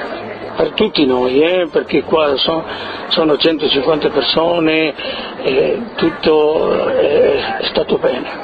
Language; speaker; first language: Italian; early bilingual, heritage; Italian